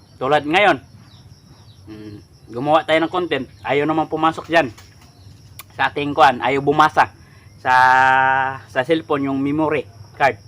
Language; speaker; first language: Filipino; non-native, local second language; Cebuano